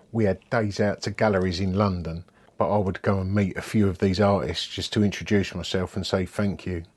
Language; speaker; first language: English; native; English